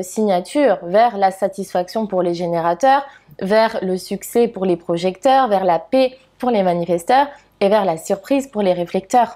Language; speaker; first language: French; native; French